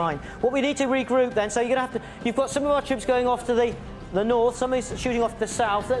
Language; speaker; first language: English; native; English